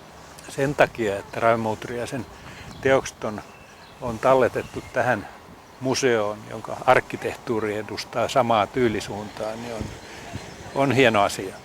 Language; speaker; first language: Finnish; native; Finnish